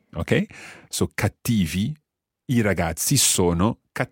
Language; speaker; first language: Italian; non-native, fluent; English